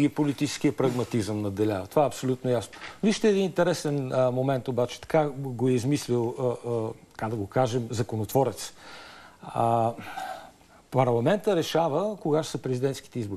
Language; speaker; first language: Bulgarian; native; Bulgarian